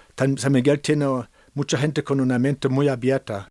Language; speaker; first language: Spanish; non-native, fluent; German